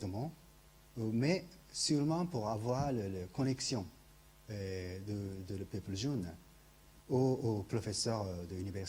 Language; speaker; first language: French; non-native, learner; Japanese